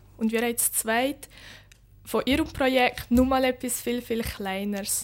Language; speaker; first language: German; early bilingual, other home language; Bosnian